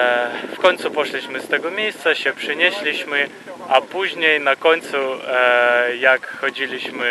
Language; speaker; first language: Polish; non-native, fluent; Russian